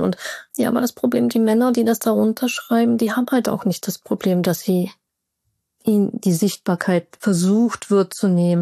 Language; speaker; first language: German; native; German